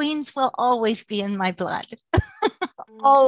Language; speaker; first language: English; native; English